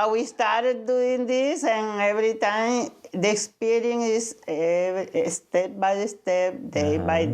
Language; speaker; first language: English; non-native, learner; Spanish